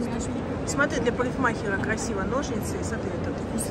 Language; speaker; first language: Russian; native; Russian